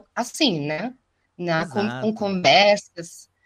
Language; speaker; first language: Portuguese; non-native, fluent; Italian